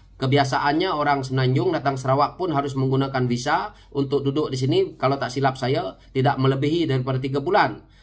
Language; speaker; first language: Malay; non-native, local second language; Iban